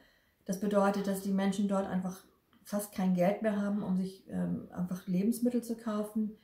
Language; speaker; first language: German; native; German